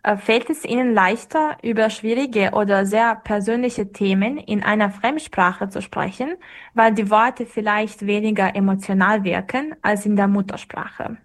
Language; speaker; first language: German; non-native, fluent; Serbian